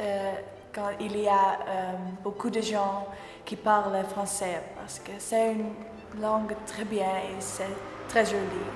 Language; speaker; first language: French; non-native, learner; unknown